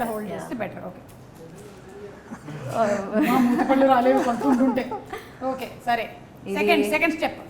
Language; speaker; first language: Telugu; native; Telugu